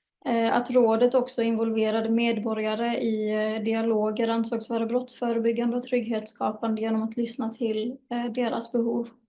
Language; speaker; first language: Swedish; native; Swedish